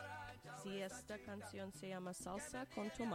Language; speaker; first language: Spanish; non-native, learner; English